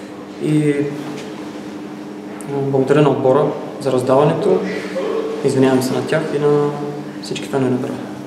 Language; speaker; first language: Bulgarian; native; Bulgarian